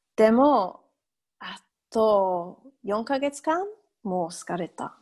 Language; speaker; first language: Japanese; non-native, learner; English